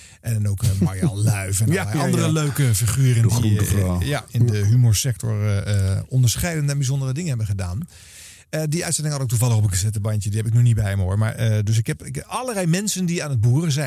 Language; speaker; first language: Dutch; native; Dutch